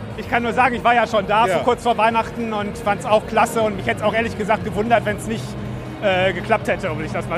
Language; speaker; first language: German; native; German